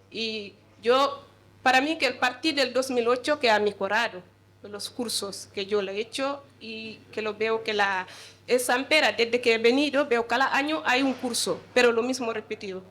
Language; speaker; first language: Spanish; non-native, learner; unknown